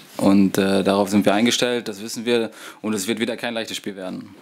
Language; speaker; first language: German; native; German